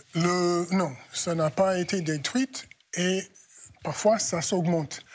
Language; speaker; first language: French; non-native, fluent; English